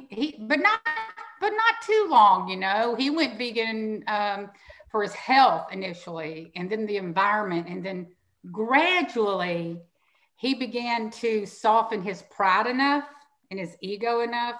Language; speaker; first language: English; native; English